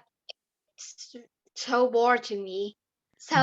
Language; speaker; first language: English; non-native, learner; Vietnamese